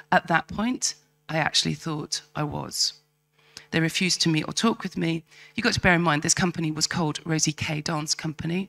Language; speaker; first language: English; native; English